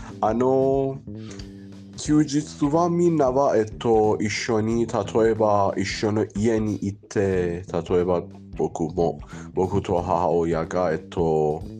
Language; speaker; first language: Japanese; non-native, learner; Persian